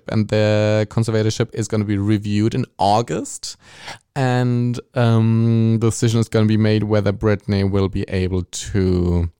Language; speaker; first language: English; non-native, fluent; German